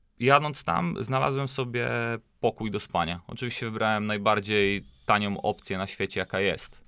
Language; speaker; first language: Polish; native; Polish